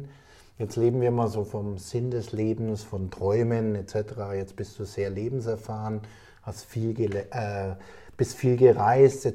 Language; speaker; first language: German; native; German